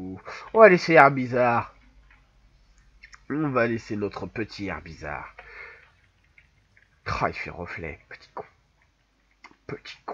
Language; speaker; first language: French; native; French